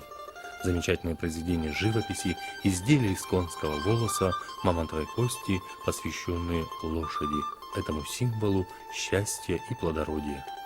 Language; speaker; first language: Russian; native; Russian